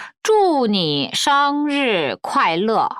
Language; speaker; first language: Chinese; non-native, fluent; Korean